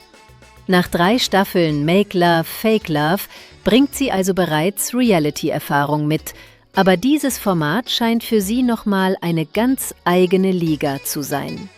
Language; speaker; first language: German; native; German